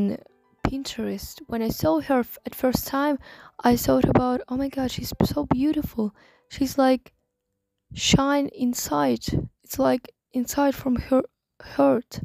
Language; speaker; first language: English; non-native, learner; Russian